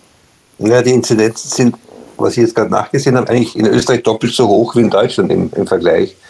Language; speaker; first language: German; native; German